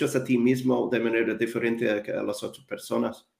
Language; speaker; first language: Spanish; non-native, fluent; English